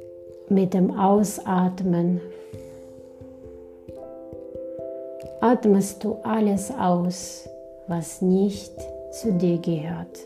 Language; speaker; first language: German; non-native, fluent; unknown